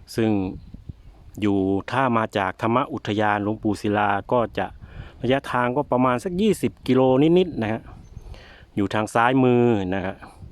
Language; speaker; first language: Thai; native; Thai